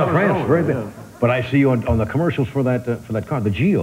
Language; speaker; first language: English; native; English